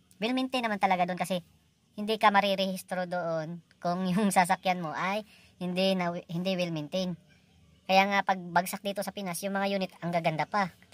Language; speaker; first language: Filipino; non-native, local second language; Cebuano